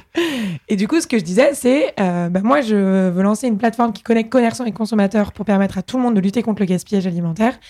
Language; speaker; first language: French; native; French